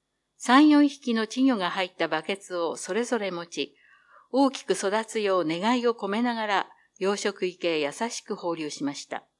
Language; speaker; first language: Japanese; native; Japanese